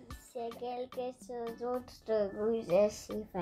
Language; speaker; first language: French; non-native, learner; English